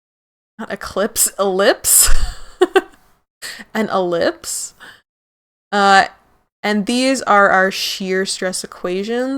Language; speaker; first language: English; native; English